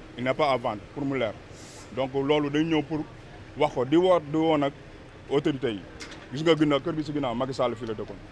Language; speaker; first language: Wolof; native; Wolof